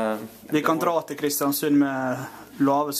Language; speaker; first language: Norwegian; native; Norwegian